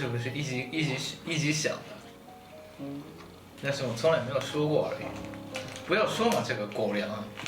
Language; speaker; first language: Chinese; non-native, fluent; Japanese